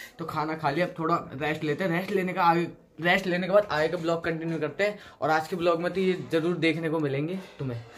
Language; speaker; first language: Hindi; native; Hindi